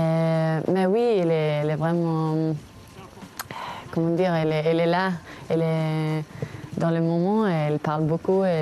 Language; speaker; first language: French; non-native, fluent; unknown